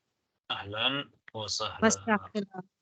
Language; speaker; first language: Arabic; non-native, fluent; Tamil